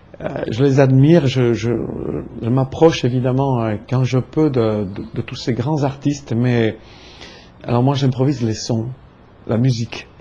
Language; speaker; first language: French; native; French